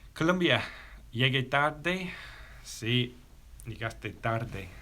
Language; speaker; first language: Spanish; non-native, fluent; English